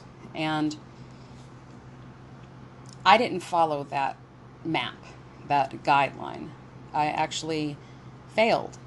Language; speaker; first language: English; native; English